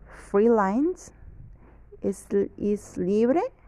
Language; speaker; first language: English; non-native, learner; Spanish